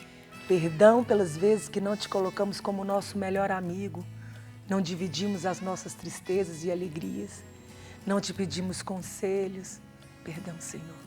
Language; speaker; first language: Portuguese; native; Portuguese